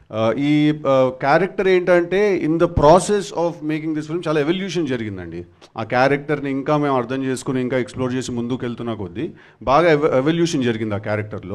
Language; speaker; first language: Telugu; native; Telugu